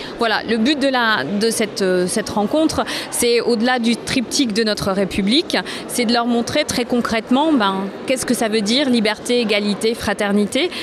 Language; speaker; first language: French; native; French